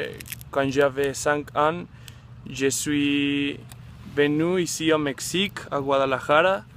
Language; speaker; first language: French; non-native, learner; Spanish